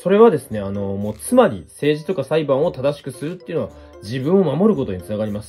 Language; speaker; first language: Japanese; native; Japanese